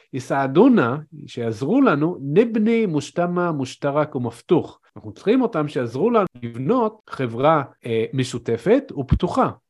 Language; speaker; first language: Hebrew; native; Hebrew